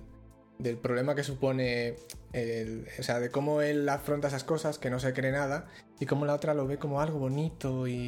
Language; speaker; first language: Spanish; native; Spanish